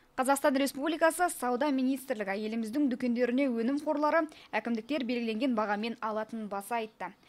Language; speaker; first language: Kazakh; native; Kazakh